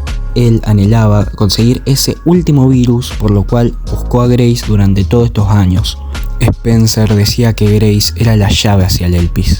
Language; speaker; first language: Spanish; native; Spanish